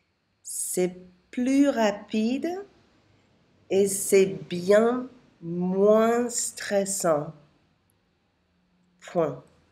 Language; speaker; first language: French; non-native, fluent; English